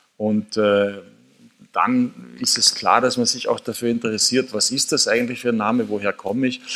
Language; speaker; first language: German; native; German